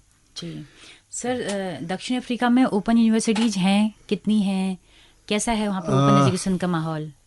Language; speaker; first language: Hindi; native; Hindi